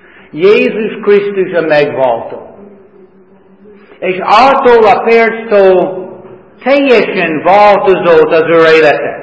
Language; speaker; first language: Hungarian; non-native, fluent; English